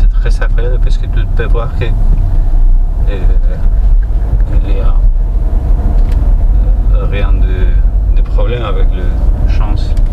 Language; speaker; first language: French; non-native, learner; Spanish